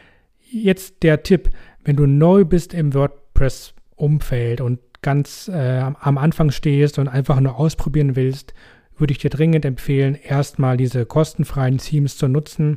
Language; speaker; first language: German; native; German